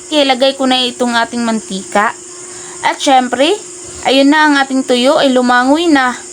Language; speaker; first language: Filipino; non-native, local second language; Cebuano